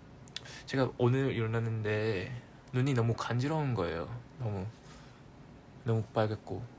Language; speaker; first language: Korean; non-native, learner; Thai